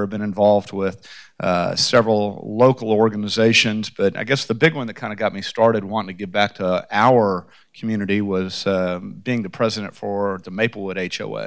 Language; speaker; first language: English; native; English